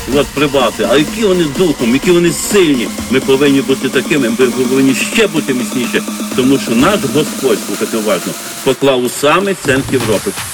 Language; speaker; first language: Ukrainian; native; Ukrainian